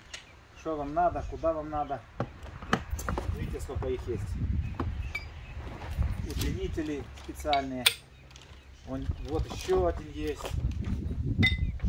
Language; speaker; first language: Russian; native; Russian